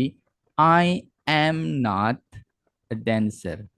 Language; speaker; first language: English; non-native, fluent; Indonesian